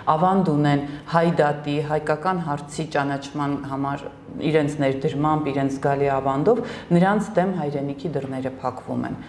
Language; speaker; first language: Armenian; native; Armenian